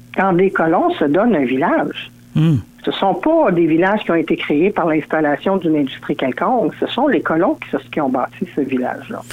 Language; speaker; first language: French; native; French